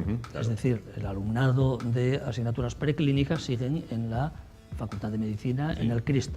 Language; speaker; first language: Spanish; native; Spanish